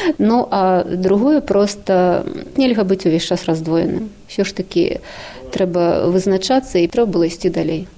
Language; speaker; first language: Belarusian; non-native, local second language; Russian